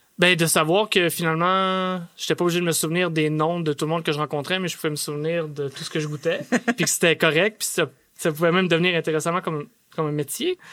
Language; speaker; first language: French; native; French